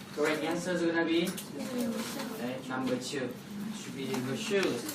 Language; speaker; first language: English; non-native, fluent; Vietnamese